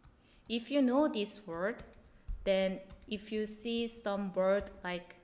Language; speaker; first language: English; non-native, fluent; Korean